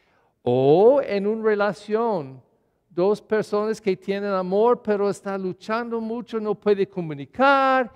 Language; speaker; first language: Spanish; non-native, learner; English